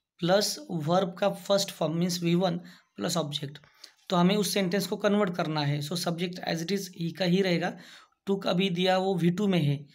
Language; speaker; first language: Hindi; non-native, local second language; Marathi